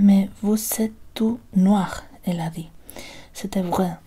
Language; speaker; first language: French; non-native, learner; Spanish